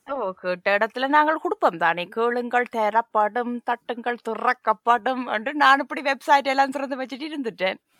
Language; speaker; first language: Tamil; early bilingual, heritage; Tamil